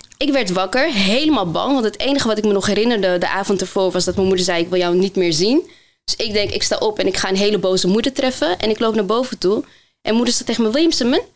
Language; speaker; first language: Dutch; early bilingual, other home language; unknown